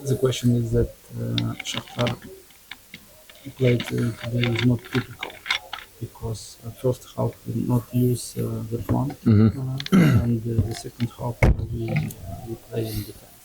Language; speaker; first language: English; non-native, learner; Ukrainian